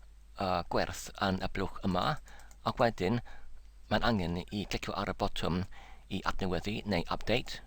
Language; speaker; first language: Welsh; non-native, learner; English